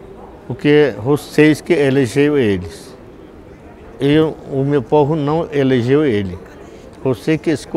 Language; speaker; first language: Portuguese; non-native, local second language; Yanomámi